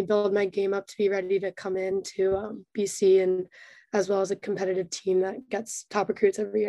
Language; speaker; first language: English; native; English